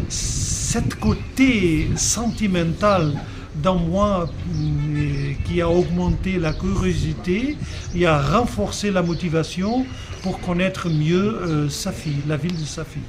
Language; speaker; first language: French; non-native, fluent; Portuguese